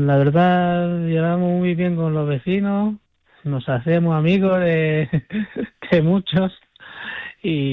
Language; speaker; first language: Spanish; non-native, fluent; Chinese